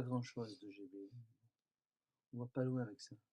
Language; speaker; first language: French; native; French